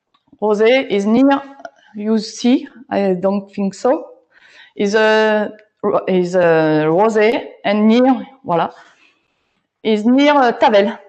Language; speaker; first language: English; non-native, learner; French